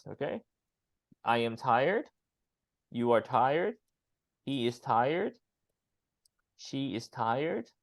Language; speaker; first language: English; non-native, fluent; Chinese